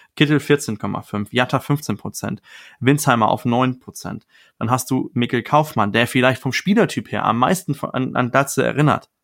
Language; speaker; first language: German; non-native, fluent; Danish